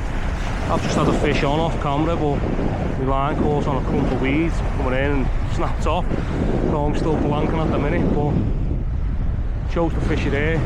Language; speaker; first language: English; native; English